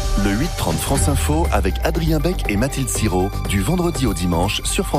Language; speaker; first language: French; native; French